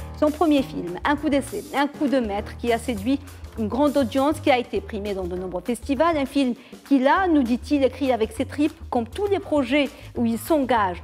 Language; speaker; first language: French; non-native, local second language; Arabic